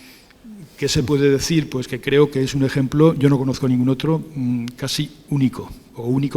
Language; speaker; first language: Spanish; native; Spanish